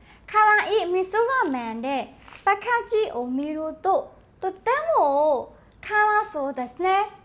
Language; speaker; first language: Japanese; non-native, learner; Burmese